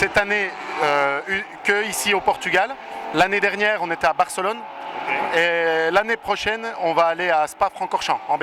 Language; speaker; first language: French; native; French